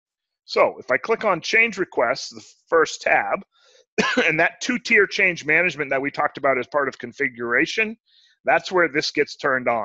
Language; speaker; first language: English; native; English